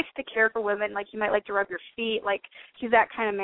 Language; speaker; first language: English; native; English